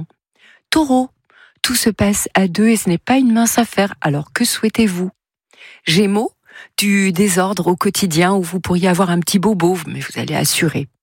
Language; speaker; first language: French; native; French